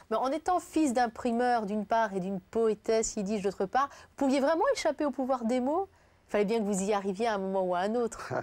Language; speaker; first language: French; native; French